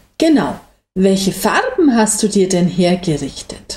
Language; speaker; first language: German; native; German